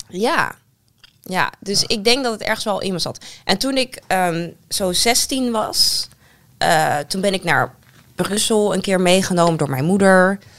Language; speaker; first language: Dutch; native; Dutch